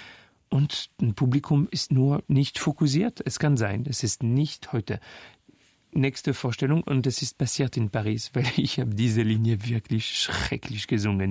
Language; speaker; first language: German; non-native, fluent; French